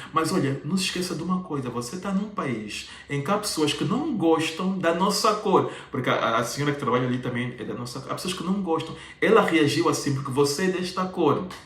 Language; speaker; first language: Portuguese; native; Portuguese